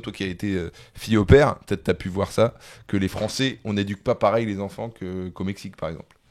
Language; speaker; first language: French; native; French